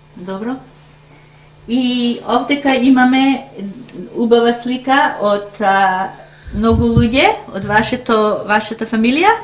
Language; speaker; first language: Macedonian; early bilingual, heritage; Macedonian